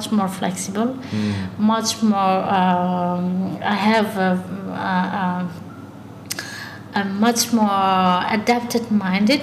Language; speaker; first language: English; early bilingual, other home language; Tibetan